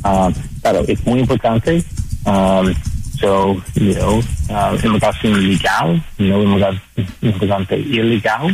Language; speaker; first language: Spanish; non-native, learner; English